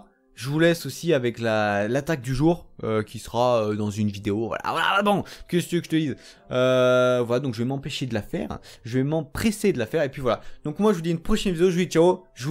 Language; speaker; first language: French; native; French